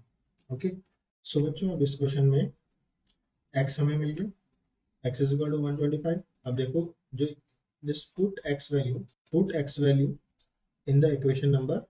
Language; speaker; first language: Hindi; native; Hindi